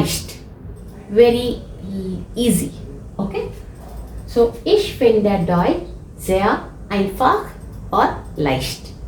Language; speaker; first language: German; non-native, fluent; Hindi